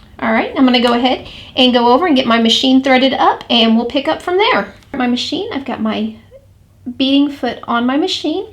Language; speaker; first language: English; native; English